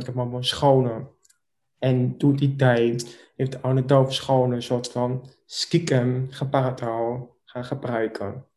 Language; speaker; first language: Dutch; non-native, local second language; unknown